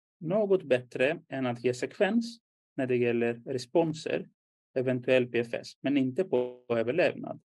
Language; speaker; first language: Swedish; non-native, fluent; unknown